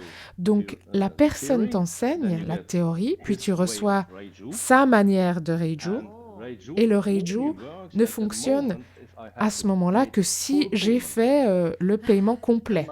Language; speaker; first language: French; non-native, fluent; German